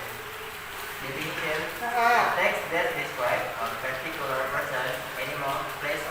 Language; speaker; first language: English; non-native, learner; Indonesian